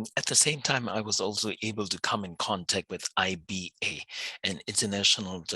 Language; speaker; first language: English; non-native, fluent; Burmese